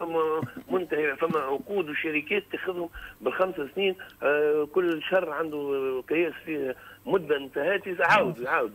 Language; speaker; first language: Arabic; native; Arabic